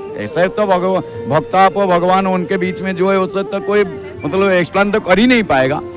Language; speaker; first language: Hindi; non-native, local second language; Odia